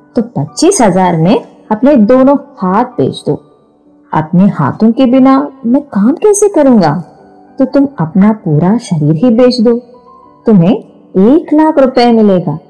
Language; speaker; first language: Hindi; non-native, local second language; Malayalam